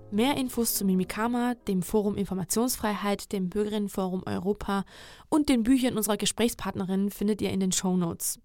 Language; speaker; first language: German; non-native, fluent; Georgian